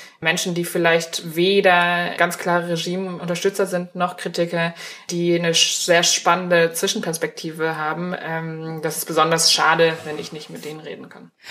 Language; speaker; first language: German; early bilingual, other home language; Chinese